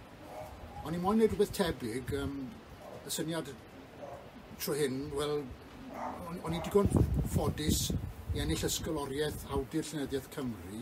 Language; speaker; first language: Welsh; native; Welsh